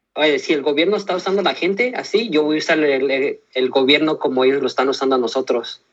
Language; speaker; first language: Spanish; early bilingual, heritage; Spanish